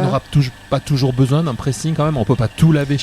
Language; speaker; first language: French; native; French